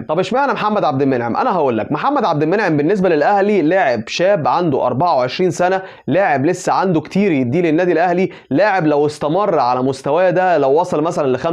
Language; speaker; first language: Arabic; native; Arabic